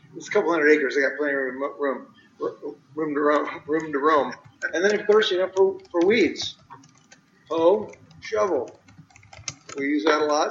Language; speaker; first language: English; native; English